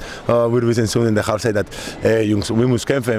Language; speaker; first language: German; non-native, learner; Spanish